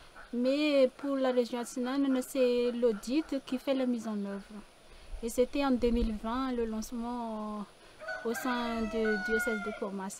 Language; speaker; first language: French; non-native, local second language; Malagasy